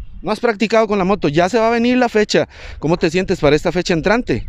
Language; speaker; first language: Spanish; native; Spanish